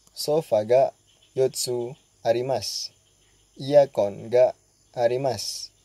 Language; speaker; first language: Japanese; non-native, learner; Malay